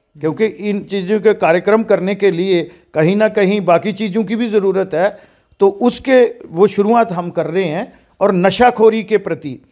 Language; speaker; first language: Hindi; non-native, local second language; Dogri